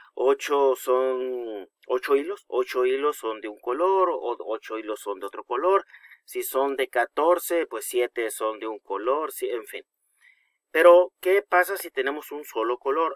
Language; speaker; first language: Spanish; native; Spanish